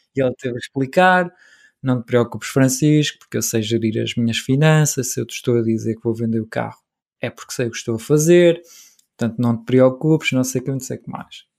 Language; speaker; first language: Portuguese; native; Portuguese